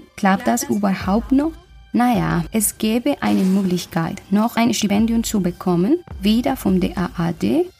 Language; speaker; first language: German; non-native, fluent; Spanish